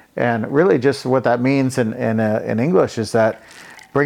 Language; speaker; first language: English; native; English